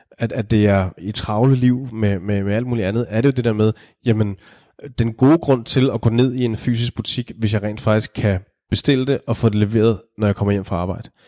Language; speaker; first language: Danish; native; Danish